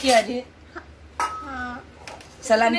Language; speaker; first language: Hindi; native; Hindi